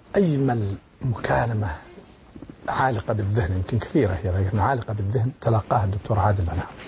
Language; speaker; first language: Arabic; native; Arabic